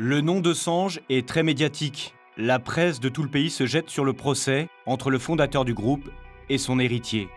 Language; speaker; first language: French; native; French